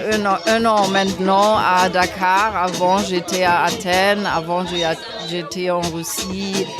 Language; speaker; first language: French; non-native, fluent; German